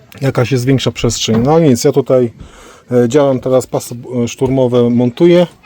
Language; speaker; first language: Polish; native; Polish